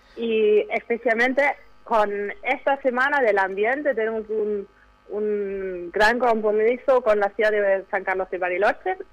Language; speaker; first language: Spanish; non-native, fluent; German